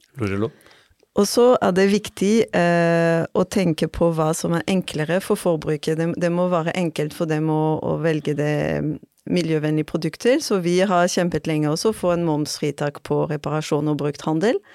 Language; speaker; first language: Norwegian; non-native, fluent; French